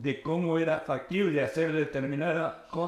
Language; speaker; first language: Spanish; native; Spanish